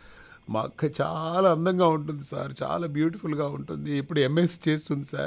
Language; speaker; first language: Telugu; native; Telugu